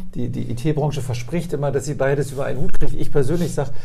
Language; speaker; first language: German; native; German